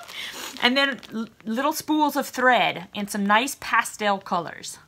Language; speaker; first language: English; native; English